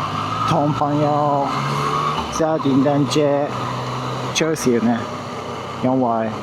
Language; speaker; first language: Chinese; non-native, learner; Japanese